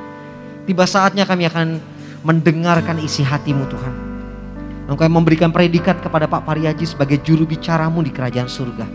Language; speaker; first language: Indonesian; native; Indonesian